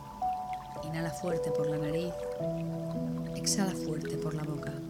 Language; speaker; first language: Spanish; native; Spanish